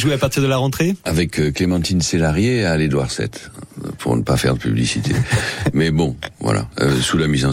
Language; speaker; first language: French; non-native, local second language; Spanish